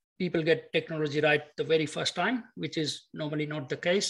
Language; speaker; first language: English; non-native, local second language; Gujarati